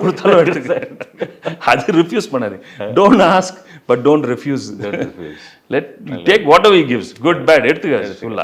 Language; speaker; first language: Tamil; non-native, local second language; Telugu